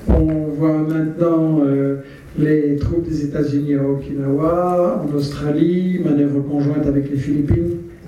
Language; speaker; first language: French; native; French